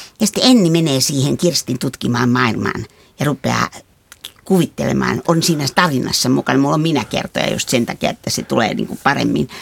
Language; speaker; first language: Finnish; native; Finnish